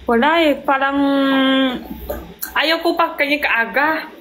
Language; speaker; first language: Filipino; non-native, learner; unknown